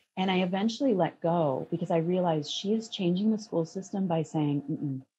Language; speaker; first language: English; native; English